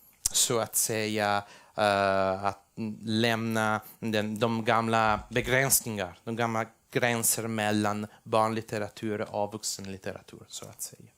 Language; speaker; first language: Swedish; non-native, fluent; Italian